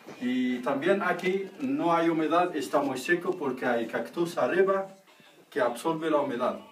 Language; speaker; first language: Spanish; non-native, learner; Riffian